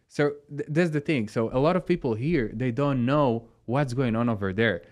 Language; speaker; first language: English; non-native, fluent; Hebrew